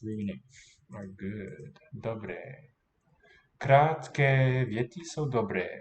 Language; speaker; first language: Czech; non-native, learner; English